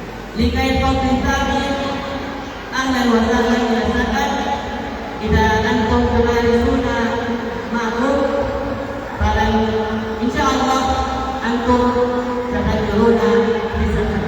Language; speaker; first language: Arabic; non-native, learner; Indonesian